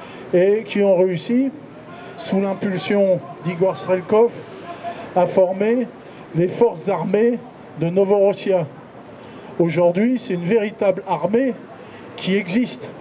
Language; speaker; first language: French; native; French